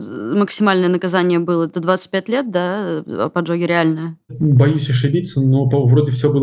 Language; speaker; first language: Russian; native; Russian